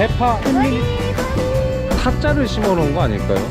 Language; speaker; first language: Korean; native; Korean